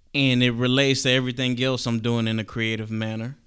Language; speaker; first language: English; native; English